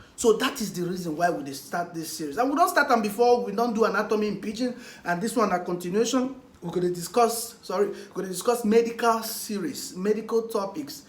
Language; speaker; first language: Nigerian Pidgin; non-native, local second language; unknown